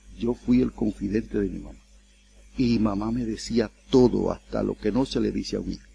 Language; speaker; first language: Spanish; native; Spanish